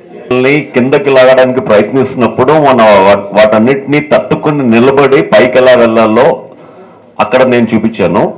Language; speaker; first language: Telugu; native; Telugu